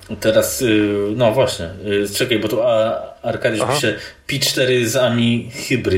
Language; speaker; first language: Polish; native; Polish